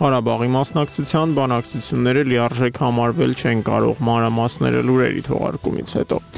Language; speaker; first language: Armenian; native; Armenian